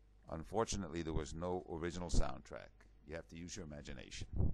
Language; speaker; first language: English; early bilingual, other home language; Italian